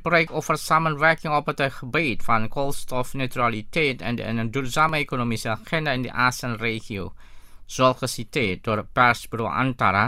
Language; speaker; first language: Dutch; non-native, fluent; Indonesian